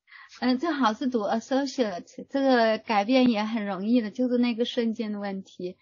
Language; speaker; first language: Chinese; native; Chinese